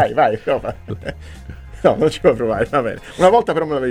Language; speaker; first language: Italian; native; Italian